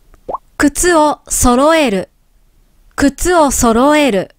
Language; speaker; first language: Japanese; native; Japanese